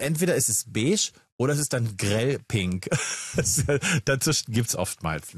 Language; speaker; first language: German; native; German